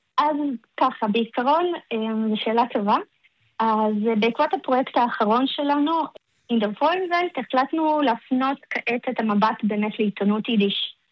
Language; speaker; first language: Hebrew; early bilingual, other home language; Russian